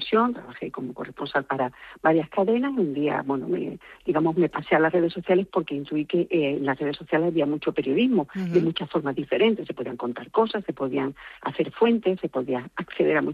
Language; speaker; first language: Spanish; native; Spanish